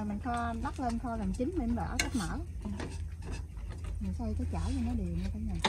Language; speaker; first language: Vietnamese; native; Vietnamese